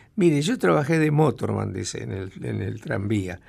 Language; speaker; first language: Spanish; native; Spanish